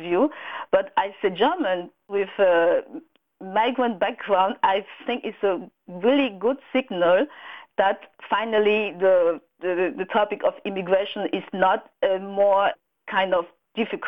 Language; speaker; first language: English; non-native, local second language; French